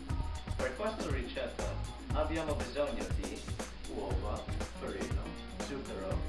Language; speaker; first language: Italian; non-native, learner; English